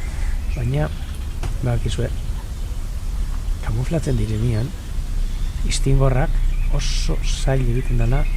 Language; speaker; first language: Basque; native; Basque